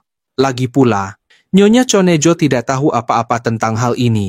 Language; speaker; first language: Indonesian; native; Indonesian